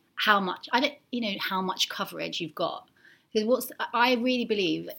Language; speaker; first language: English; native; English